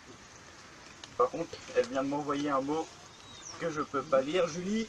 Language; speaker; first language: French; native; French